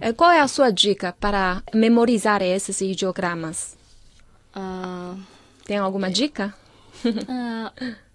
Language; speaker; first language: Portuguese; non-native, fluent; Chinese